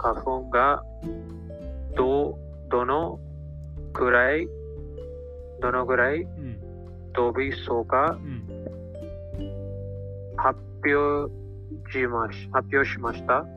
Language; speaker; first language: Japanese; non-native, learner; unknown